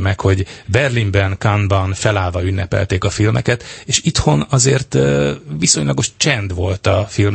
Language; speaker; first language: Hungarian; native; Hungarian